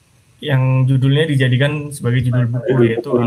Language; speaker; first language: Indonesian; native; Indonesian